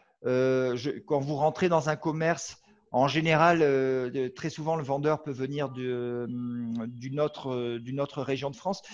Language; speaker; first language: French; native; French